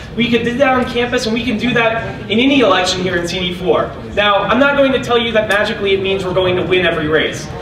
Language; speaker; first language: English; native; English